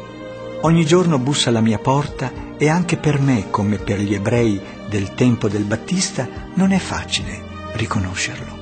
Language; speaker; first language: Italian; native; Italian